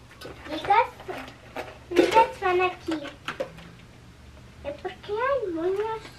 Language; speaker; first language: Spanish; early bilingual, heritage; English